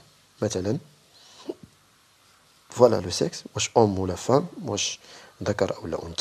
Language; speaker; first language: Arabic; native; Arabic